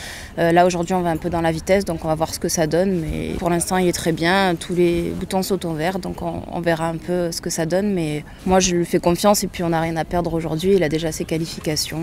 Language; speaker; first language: French; native; French